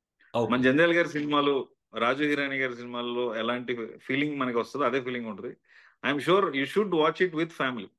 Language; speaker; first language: Telugu; native; Telugu